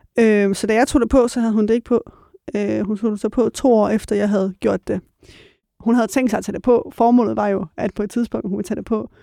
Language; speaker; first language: Danish; early bilingual, other home language; Persian